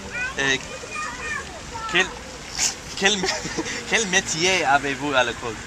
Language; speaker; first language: French; non-native, learner; English